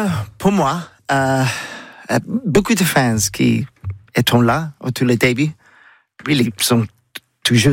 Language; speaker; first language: French; non-native, learner; English